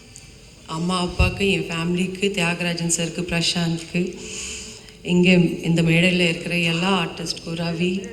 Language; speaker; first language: Tamil; non-native, local second language; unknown